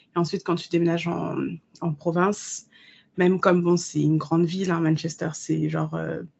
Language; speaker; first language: French; native; French